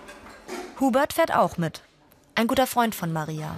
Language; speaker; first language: German; native; German